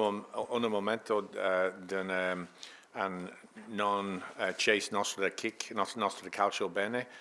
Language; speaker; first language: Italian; non-native, learner; English